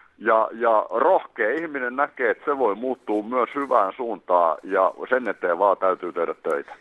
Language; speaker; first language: Finnish; native; Finnish